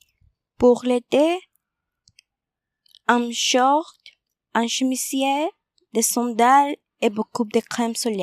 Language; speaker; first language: French; non-native, learner; Spanish